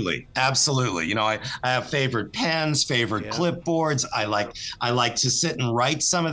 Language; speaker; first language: English; native; English